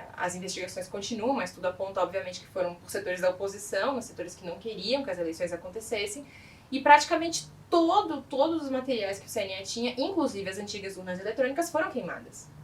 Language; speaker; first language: Portuguese; native; Portuguese